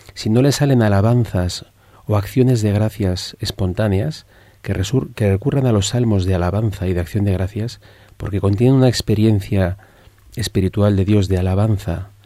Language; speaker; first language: Spanish; native; Spanish